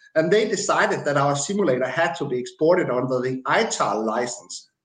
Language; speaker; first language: English; non-native, fluent; Danish